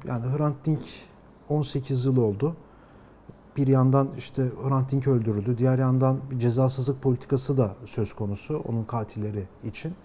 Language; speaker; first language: Turkish; native; Turkish